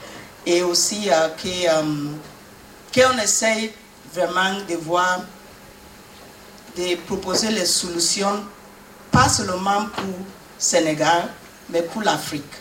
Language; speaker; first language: French; non-native, learner; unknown